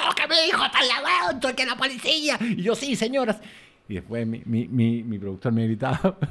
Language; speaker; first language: Spanish; native; Spanish